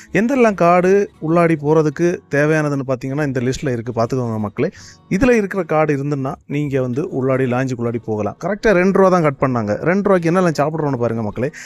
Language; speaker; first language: Tamil; native; Tamil